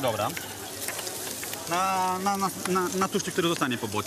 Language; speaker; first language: Polish; non-native, fluent; French